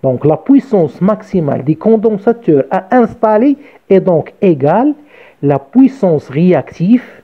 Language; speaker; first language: French; non-native, local second language; Arabic